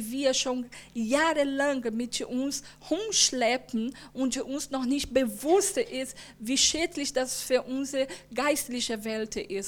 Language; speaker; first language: German; non-native, learner; Portuguese